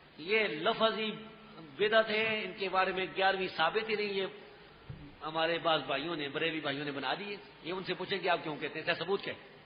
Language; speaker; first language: Urdu; non-native, local second language; Pashto